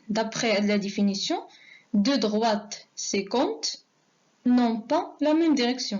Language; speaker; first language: French; non-native, local second language; Arabic